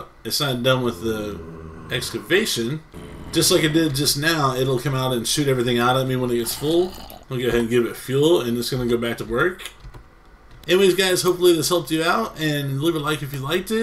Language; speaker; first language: English; native; English